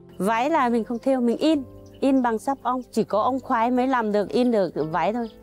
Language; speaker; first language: Vietnamese; non-native, local second language; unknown